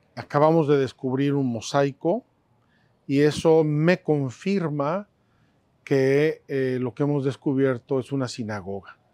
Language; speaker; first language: Spanish; native; Spanish